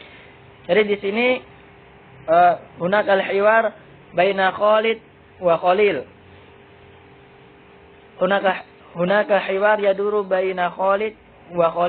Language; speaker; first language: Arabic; non-native, fluent; Indonesian